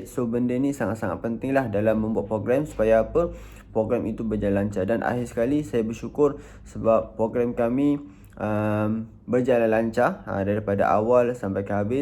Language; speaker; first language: Malay; native; Malay